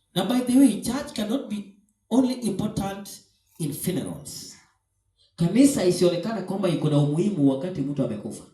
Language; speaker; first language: English; non-native, local second language; Swahili